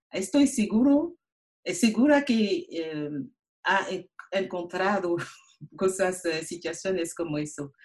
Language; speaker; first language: Spanish; non-native, learner; French